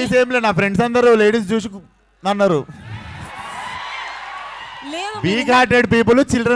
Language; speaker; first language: Telugu; native; Telugu